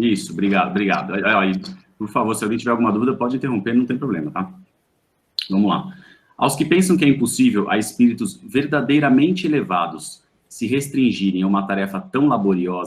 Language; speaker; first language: Portuguese; native; Portuguese